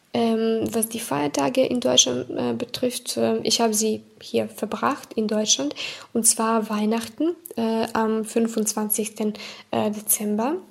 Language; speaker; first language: German; non-native, fluent; Serbian